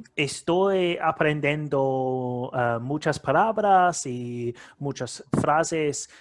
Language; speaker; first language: Spanish; non-native, learner; English